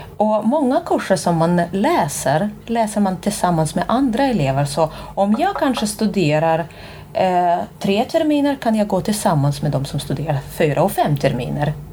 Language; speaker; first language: Swedish; non-native, fluent; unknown